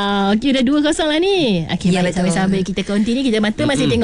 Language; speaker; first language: Malay; native; Malay